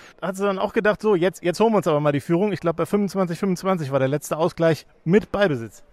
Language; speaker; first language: German; native; German